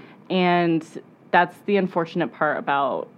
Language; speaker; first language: English; native; English